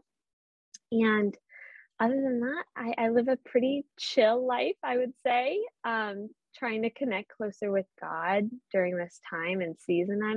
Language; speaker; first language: English; native; English